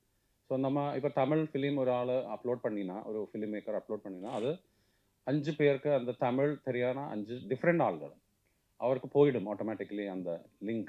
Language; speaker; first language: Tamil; non-native, local second language; Malayalam